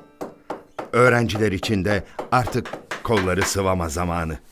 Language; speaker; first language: Turkish; native; Turkish